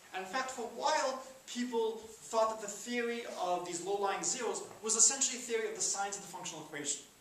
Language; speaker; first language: English; native; English